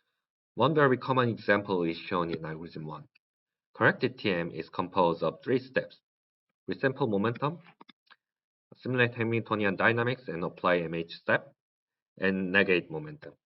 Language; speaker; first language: English; non-native, learner; Korean